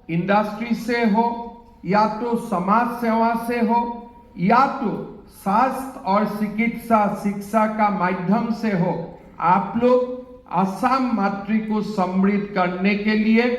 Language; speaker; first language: Hindi; non-native, local second language; Assamese